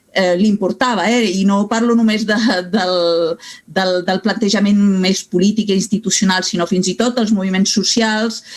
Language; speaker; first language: Catalan; non-native, fluent; Italian